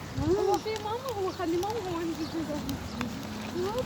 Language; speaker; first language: Arabic; non-native, learner; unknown